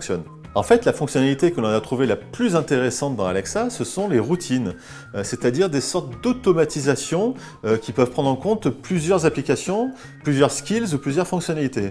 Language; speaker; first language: French; native; French